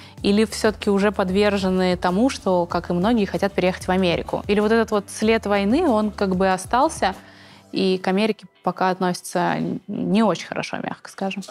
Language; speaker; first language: Russian; native; Russian